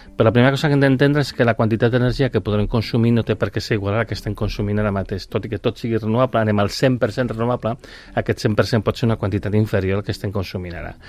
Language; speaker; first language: Catalan; non-native, local second language; Spanish